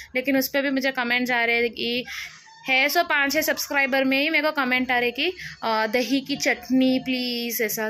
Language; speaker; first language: Hindi; non-native, local second language; Urdu